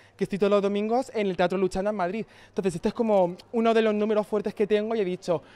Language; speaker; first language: Spanish; native; Spanish